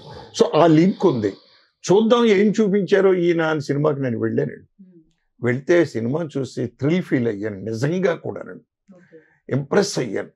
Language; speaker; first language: Telugu; native; Telugu